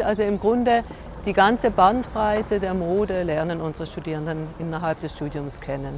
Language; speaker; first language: German; native; German